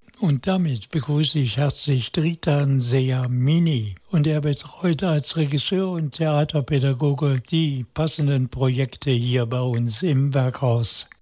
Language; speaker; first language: German; native; German